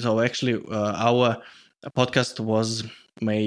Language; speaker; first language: English; non-native, fluent; Russian